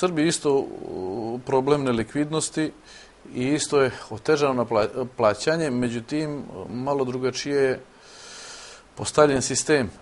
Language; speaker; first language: Serbian; native; Serbian